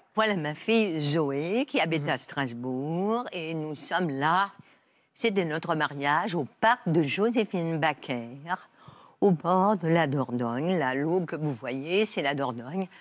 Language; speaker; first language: French; native; French